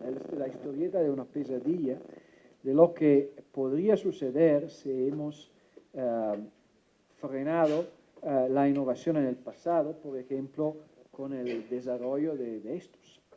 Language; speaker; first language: Spanish; non-native, fluent; Italian